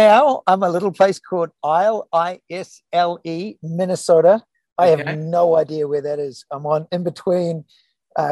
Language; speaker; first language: English; native; English